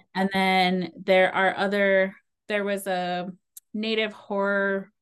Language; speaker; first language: English; native; English